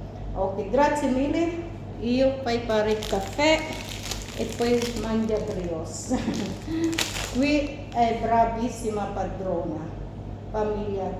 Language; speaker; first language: Italian; non-native, learner; Filipino